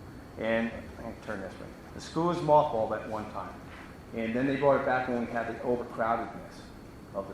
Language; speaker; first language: English; native; English